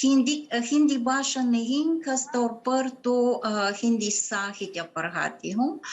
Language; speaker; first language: Hindi; non-native, fluent; Bulgarian